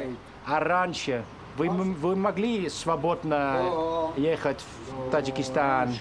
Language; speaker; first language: Russian; non-native, learner; Dutch